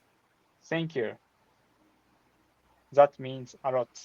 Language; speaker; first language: English; non-native, learner; Japanese